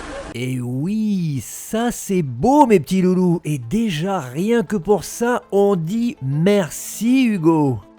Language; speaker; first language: French; native; French